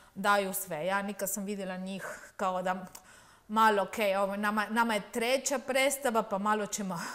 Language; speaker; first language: Croatian; non-native, learner; Spanish